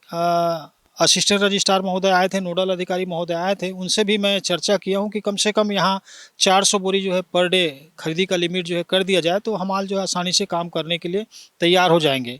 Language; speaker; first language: Hindi; non-native, local second language; Chhattisgarhi